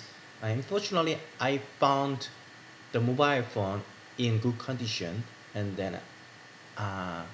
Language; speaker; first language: English; non-native, learner; Korean